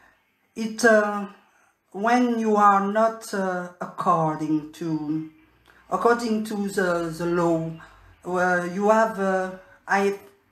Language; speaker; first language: English; non-native, learner; French